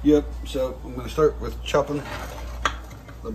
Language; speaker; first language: English; native; English